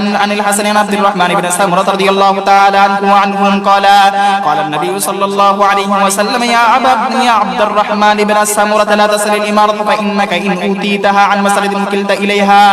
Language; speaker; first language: Arabic; non-native, fluent; Bangla